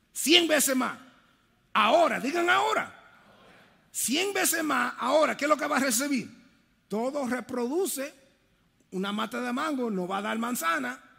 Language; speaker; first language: Spanish; early bilingual, heritage; Spanish